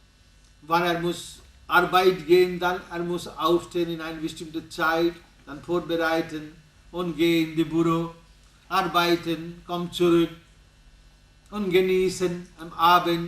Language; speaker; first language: German; non-native, learner; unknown